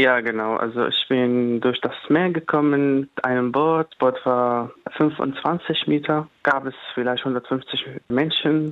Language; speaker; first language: German; non-native, fluent; Arabic